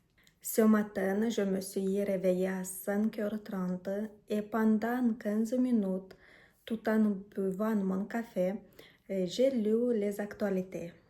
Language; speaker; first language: French; non-native, learner; Romanian